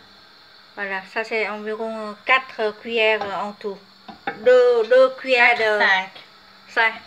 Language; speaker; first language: French; non-native, fluent; Vietnamese